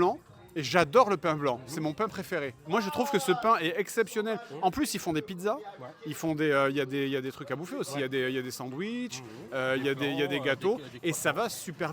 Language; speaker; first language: French; native; French